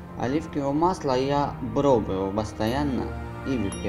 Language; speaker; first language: Russian; non-native, learner; Arabic